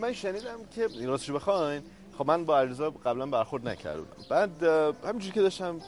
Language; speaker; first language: Persian; native; Persian